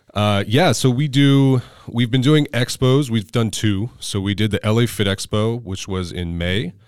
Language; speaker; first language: English; native; English